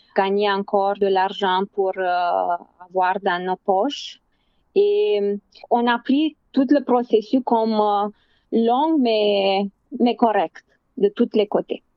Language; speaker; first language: French; non-native, fluent; Romanian